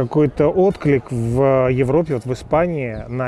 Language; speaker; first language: Russian; native; Russian